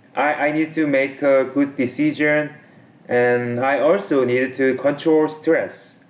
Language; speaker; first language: English; non-native, learner; Korean